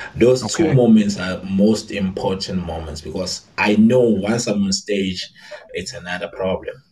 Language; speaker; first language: English; non-native, local second language; Zulu